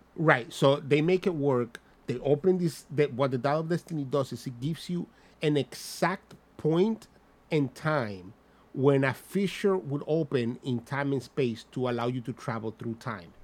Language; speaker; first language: English; non-native, fluent; Spanish